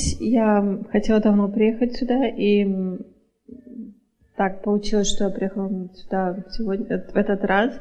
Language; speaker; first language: Russian; early bilingual, heritage; Russian